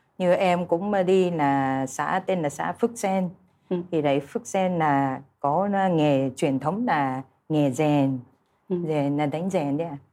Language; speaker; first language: Vietnamese; non-native, fluent; Japanese